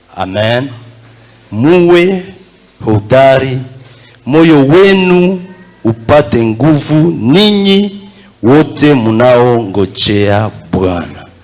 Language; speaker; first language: Swahili; native; Swahili